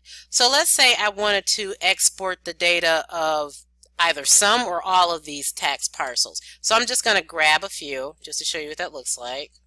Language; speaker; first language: English; native; English